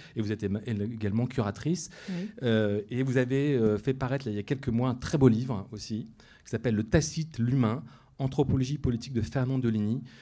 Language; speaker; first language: French; native; French